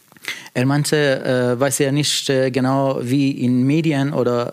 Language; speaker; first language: German; non-native, fluent; Persian